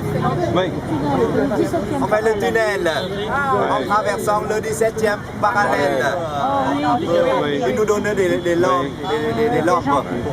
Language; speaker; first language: French; non-native, fluent; Vietnamese